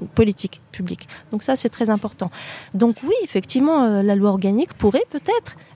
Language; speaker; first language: French; native; French